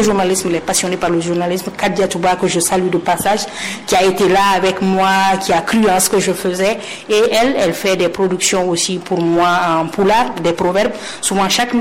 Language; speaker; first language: French; non-native, local second language; Mandingo